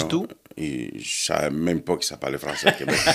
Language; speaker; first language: French; non-native, fluent; Spanish